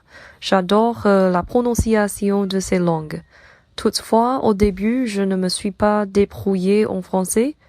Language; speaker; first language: French; non-native, learner; Chinese